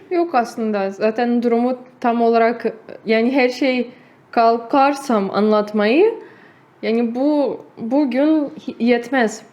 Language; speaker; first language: Turkish; non-native, fluent; Russian